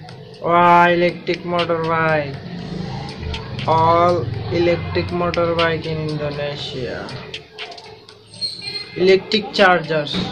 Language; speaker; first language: English; non-native, learner; Bangla